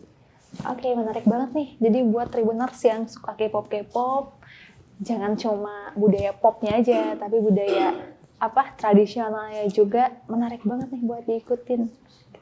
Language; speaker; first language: Indonesian; native; Indonesian